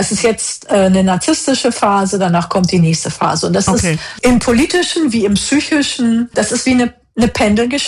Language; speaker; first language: German; native; German